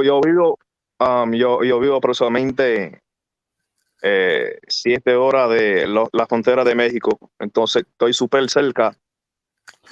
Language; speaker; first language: Spanish; early bilingual, heritage; English